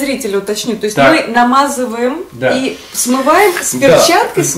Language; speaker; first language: Russian; native; Russian